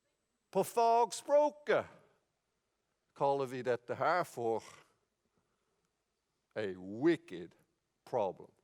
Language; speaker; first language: Norwegian; non-native, fluent; English